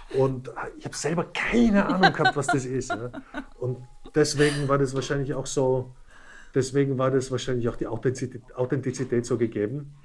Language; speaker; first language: German; early bilingual, other home language; Slovak